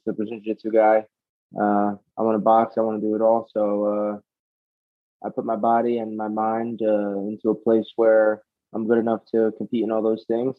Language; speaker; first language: English; native; English